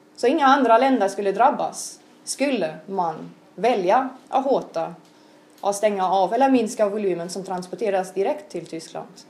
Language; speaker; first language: Swedish; non-native, fluent; German